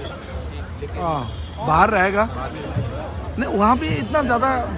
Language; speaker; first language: Hindi; non-native, local second language; Kok Borok